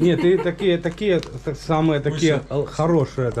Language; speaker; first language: Russian; native; Russian